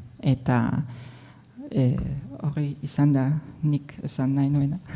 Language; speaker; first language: Basque; non-native, fluent; German